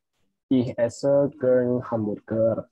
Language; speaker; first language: German; non-native, learner; Indonesian